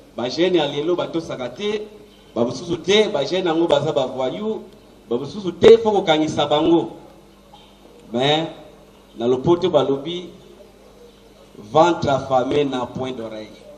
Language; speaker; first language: Lingala; non-native, local second language; Kongo